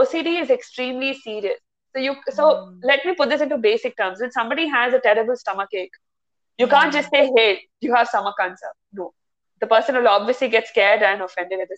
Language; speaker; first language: English; non-native, local second language; Tamil